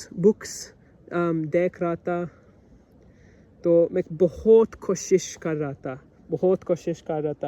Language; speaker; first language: Hindi; non-native, learner; English